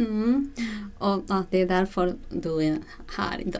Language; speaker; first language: Swedish; non-native, fluent; Spanish